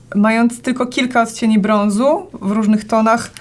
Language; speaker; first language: Polish; native; Polish